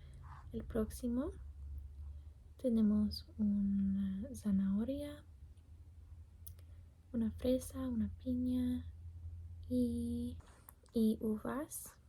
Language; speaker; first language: Spanish; non-native, learner; English